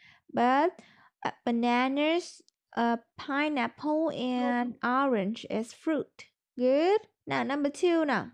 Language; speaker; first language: English; non-native, learner; Vietnamese